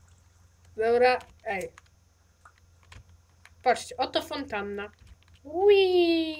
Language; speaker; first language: Polish; native; Polish